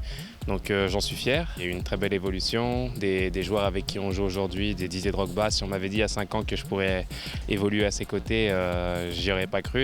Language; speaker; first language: French; native; French